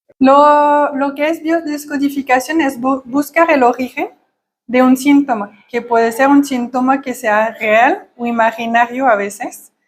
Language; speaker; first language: Spanish; non-native, fluent; French